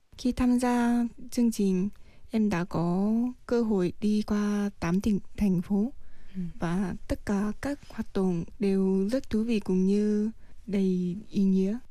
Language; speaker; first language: Vietnamese; early bilingual, heritage; Vietnamese